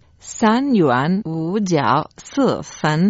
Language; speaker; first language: Chinese; non-native, learner; Croatian